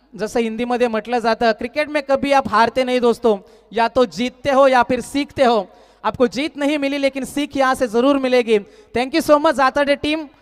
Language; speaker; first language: Hindi; non-native, local second language; Marathi